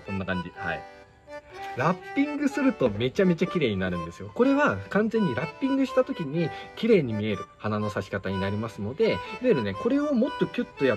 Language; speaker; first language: Japanese; native; Japanese